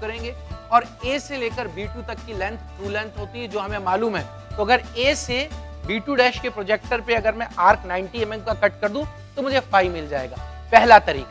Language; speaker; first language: Hindi; native; Hindi